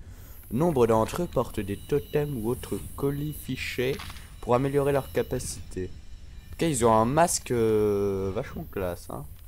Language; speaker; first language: French; native; French